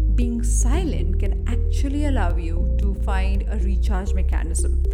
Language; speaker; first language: English; non-native, local second language; Hindi